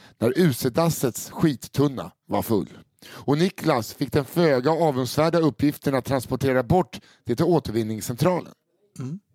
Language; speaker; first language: Swedish; native; Swedish